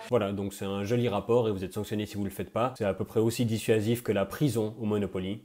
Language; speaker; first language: French; native; French